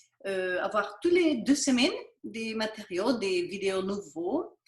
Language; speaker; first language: French; non-native, fluent; Spanish